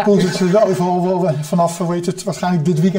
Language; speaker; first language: Dutch; native; Dutch